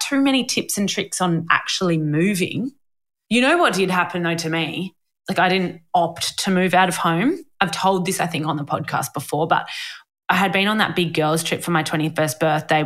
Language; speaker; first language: English; native; English